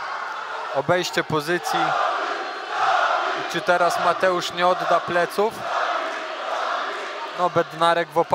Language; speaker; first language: Polish; native; Polish